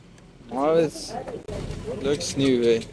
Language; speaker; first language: English; non-native, learner; Persian